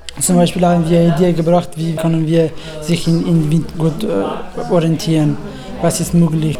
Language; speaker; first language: German; non-native, learner; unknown